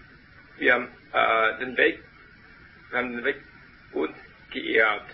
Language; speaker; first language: German; non-native, learner; Vietnamese